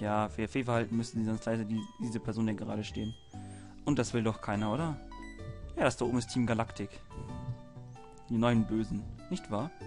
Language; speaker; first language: German; native; German